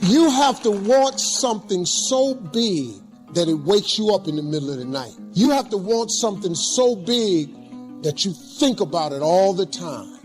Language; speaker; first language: English; native; English